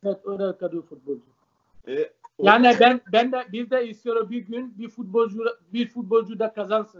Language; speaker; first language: Turkish; non-native, learner; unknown